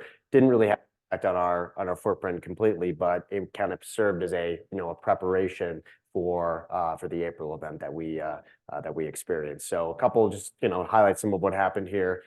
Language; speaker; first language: English; native; English